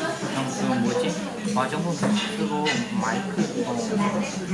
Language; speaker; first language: Korean; non-native, learner; Vietnamese